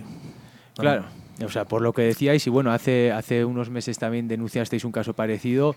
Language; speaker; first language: Spanish; native; Spanish